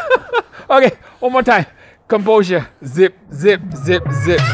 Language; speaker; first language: English; native; English